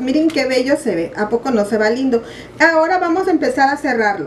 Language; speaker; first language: Spanish; native; Spanish